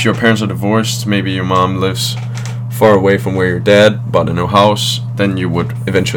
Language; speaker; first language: English; non-native, fluent; Danish